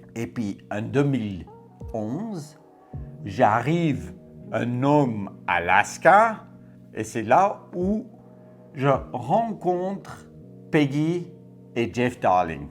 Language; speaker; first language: French; non-native, fluent; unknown